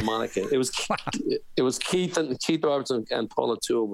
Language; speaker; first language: English; native; English